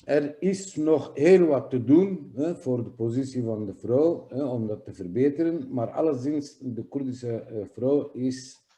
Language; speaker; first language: Dutch; non-native, fluent; Kurdish